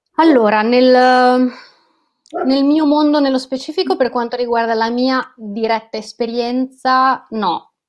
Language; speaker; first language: Italian; native; Italian